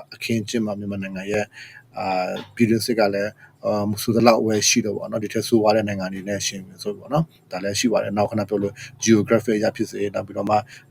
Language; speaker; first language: Burmese; non-native, local second language; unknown